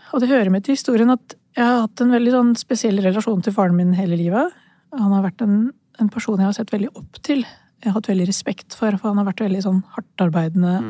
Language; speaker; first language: Norwegian; early bilingual, other home language; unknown